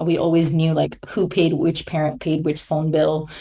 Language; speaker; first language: English; non-native, local second language; Hindi